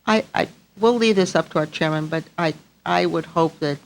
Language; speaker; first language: English; native; English